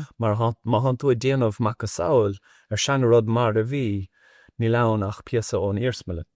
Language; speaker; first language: Irish; non-native, local second language; English